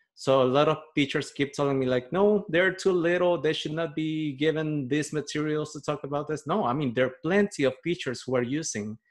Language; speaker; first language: English; non-native, fluent; Spanish